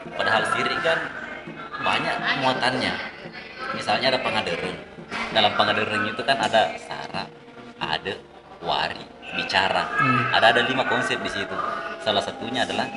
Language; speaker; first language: Indonesian; native; Indonesian